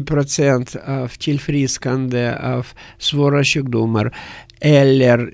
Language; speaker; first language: Swedish; non-native, learner; Russian